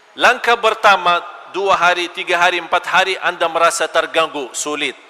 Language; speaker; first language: Malay; non-native, fluent; Arabic